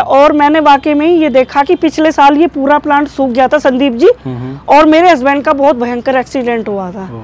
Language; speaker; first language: Hindi; native; Hindi